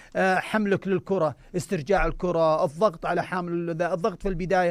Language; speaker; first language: Arabic; native; Arabic